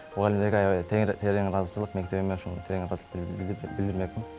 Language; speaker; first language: Kyrgyz; native; Kyrgyz